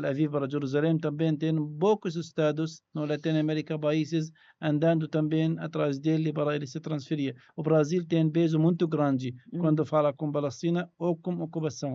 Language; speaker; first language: Portuguese; non-native, learner; Arabic